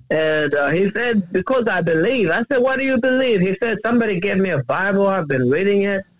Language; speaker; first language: English; non-native, local second language; Ganda